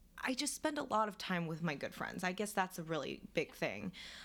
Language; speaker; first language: English; non-native, fluent; Korean